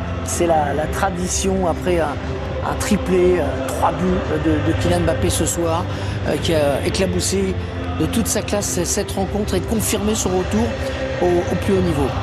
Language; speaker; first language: French; native; French